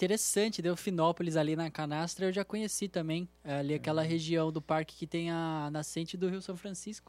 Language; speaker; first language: Portuguese; native; Portuguese